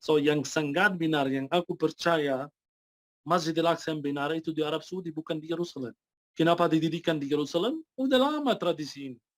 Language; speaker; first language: Indonesian; non-native, fluent; Arabic